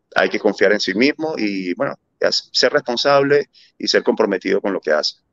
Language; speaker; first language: Spanish; early bilingual, other home language; German